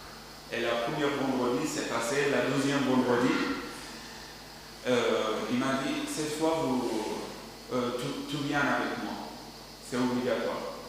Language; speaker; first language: French; non-native, learner; Arabic